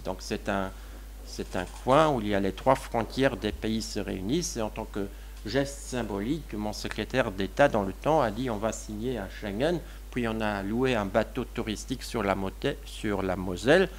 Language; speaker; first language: French; non-native, local second language; Luxembourgish